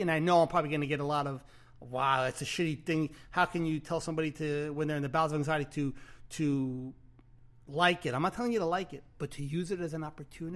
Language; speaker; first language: English; native; English